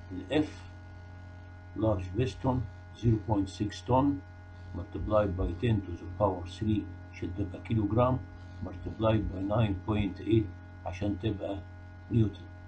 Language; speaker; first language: English; non-native, fluent; Arabic